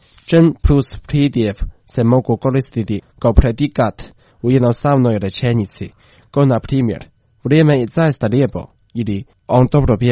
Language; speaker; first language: Croatian; non-native, fluent; Chinese